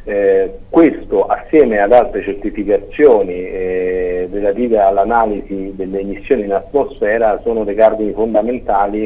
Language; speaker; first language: Italian; native; Italian